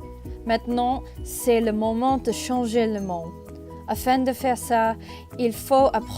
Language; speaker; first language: French; non-native, fluent; English